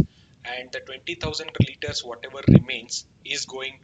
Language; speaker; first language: English; non-native, local second language; Kannada